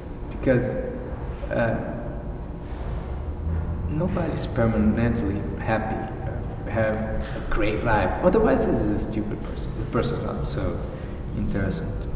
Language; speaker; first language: English; non-native, fluent; Portuguese